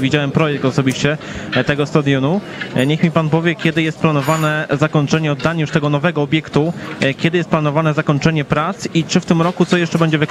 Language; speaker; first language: Polish; native; Polish